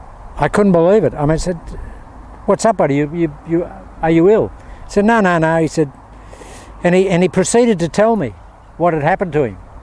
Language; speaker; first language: English; native; English